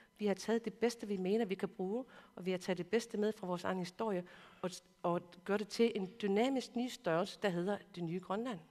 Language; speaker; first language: Danish; non-native, local second language; Kalaallisut